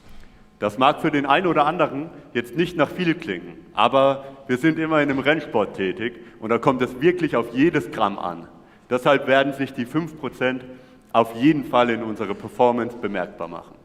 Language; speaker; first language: German; native; German